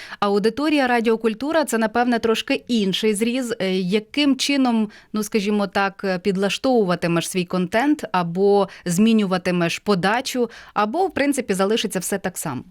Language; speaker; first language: Ukrainian; native; Ukrainian